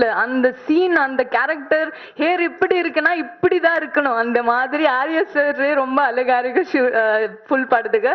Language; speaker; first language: Tamil; non-native, learner; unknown